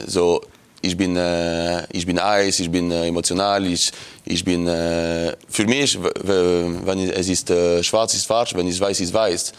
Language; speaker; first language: German; non-native, local second language; French